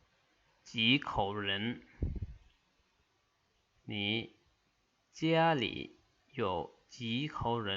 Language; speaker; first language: Chinese; non-native, fluent; Lao